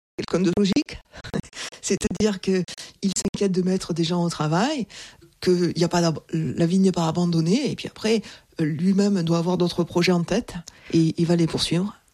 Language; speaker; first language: French; native; French